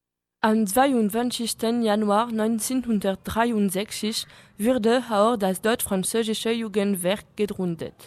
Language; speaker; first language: German; non-native, learner; French